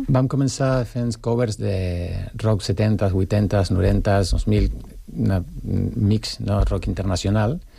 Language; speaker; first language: Catalan; non-native, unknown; Spanish